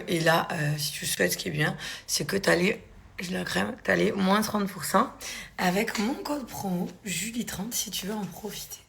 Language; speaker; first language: French; native; French